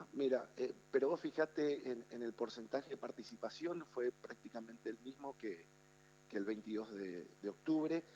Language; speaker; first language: Spanish; native; Spanish